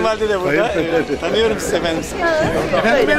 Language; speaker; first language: Turkish; native; Turkish